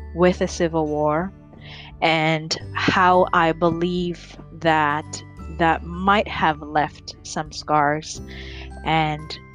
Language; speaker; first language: English; early bilingual, other home language; Rundi